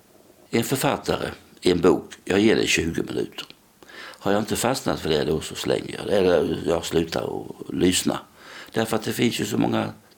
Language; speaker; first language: Swedish; native; Swedish